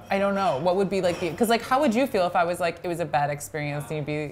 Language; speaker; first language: English; native; English